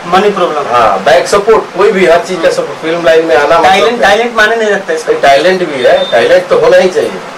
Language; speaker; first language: Hindi; non-native, local second language; Bhojpuri